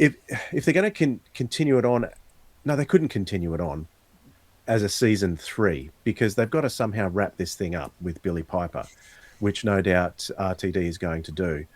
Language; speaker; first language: English; native; English